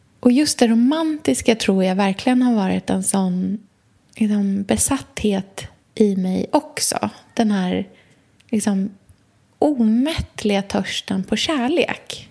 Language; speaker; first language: Swedish; native; Swedish